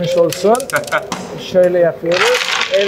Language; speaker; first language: Turkish; early bilingual, heritage; Turkish